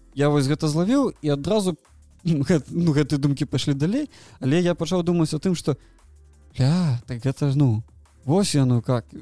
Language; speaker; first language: Belarusian; non-native, local second language; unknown